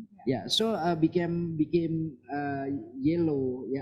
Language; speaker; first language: English; non-native, learner; Indonesian